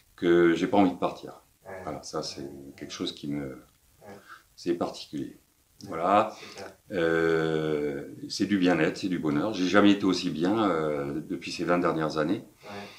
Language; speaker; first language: French; native; French